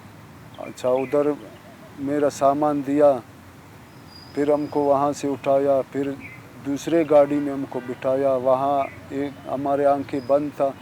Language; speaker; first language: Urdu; non-native, local second language; Baluchi